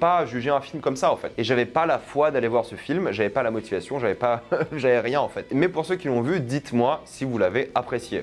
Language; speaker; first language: French; native; French